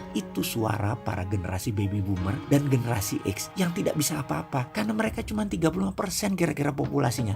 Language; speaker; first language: Indonesian; native; Indonesian